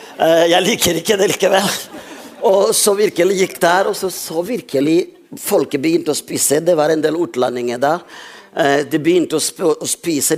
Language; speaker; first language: Norwegian; non-native, fluent; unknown